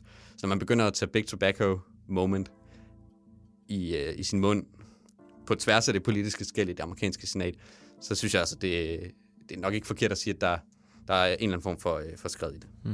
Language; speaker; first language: Danish; native; Danish